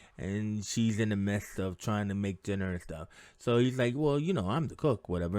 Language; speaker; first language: English; native; English